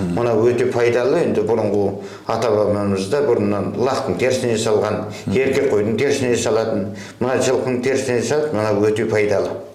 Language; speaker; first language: Kazakh; early bilingual, heritage; Kazakh